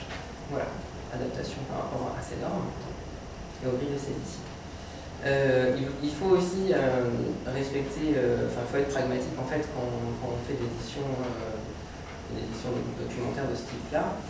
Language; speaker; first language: French; native; French